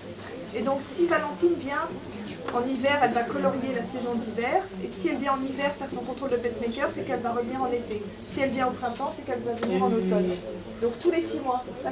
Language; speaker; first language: French; native; French